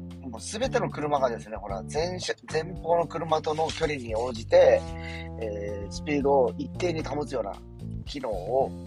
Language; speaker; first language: Japanese; native; Japanese